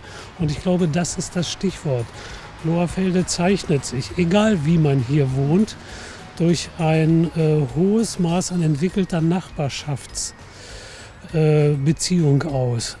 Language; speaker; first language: German; native; German